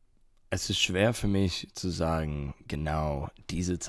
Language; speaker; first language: German; non-native, learner; English